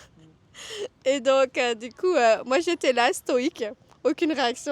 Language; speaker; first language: French; early bilingual, other home language; Vietnamese